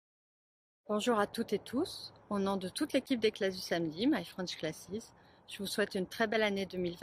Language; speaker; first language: French; native; French